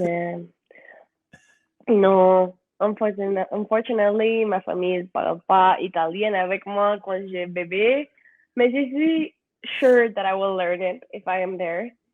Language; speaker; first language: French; non-native, learner; Spanish